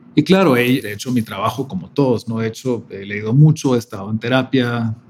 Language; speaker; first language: Spanish; native; Spanish